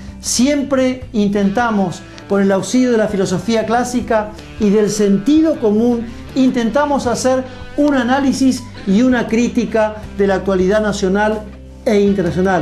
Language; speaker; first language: Spanish; native; Spanish